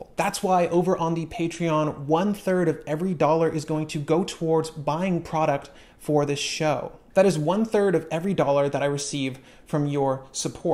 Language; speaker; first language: English; native; English